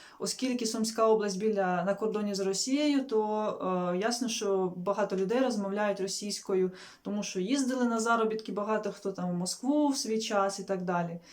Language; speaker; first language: Ukrainian; non-native, local second language; Russian